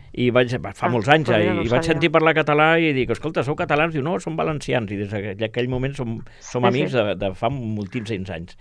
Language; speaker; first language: Catalan; native; Catalan